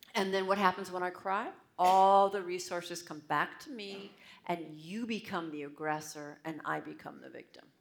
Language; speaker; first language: English; native; English